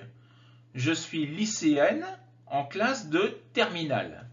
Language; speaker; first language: French; native; French